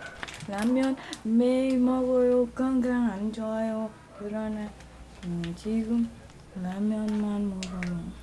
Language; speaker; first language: Korean; non-native, learner; Vietnamese